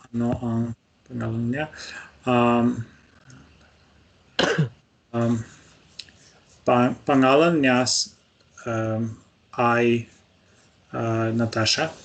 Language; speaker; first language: Filipino; non-native, learner; Russian